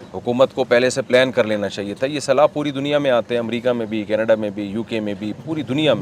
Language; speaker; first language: Urdu; native; Urdu